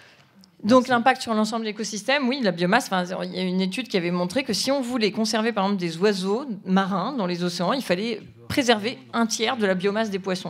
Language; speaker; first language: French; native; French